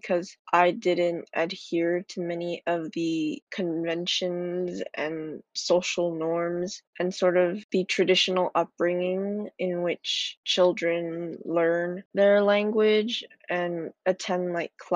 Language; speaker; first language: English; native; English